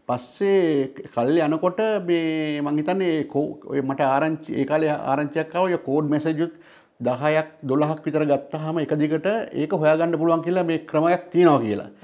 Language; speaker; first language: Sinhala; non-native, local second language; Tamil